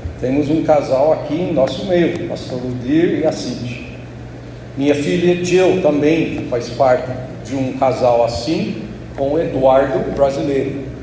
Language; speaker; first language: Portuguese; non-native, fluent; English